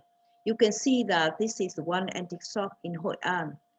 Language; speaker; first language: English; non-native, fluent; Vietnamese